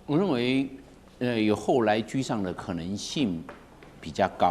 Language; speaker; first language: Chinese; native; Chinese